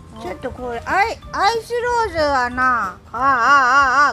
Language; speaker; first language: Japanese; native; Japanese